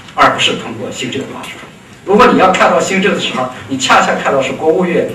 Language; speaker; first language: Chinese; native; Chinese